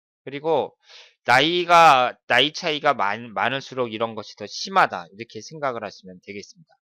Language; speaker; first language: Korean; native; Korean